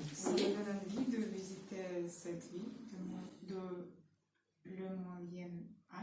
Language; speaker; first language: French; non-native, learner; Russian